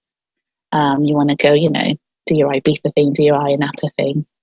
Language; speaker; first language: English; native; English